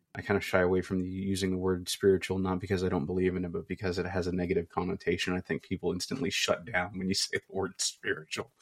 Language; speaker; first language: English; native; English